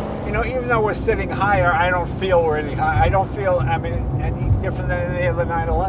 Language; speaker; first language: English; native; English